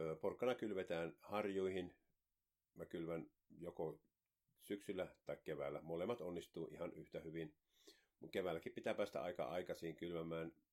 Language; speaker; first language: Finnish; native; Finnish